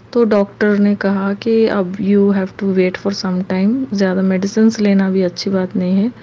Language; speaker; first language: Hindi; non-native, local second language; Urdu